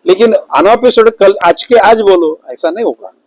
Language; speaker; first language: Hindi; non-native, local second language; Marathi